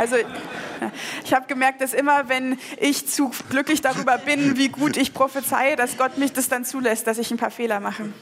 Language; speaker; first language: German; native; German